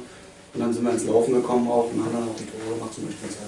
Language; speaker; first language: German; native; German